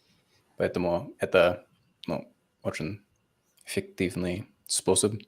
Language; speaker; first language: Russian; non-native, fluent; English